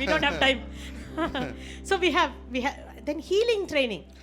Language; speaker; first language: English; non-native, local second language; Tamil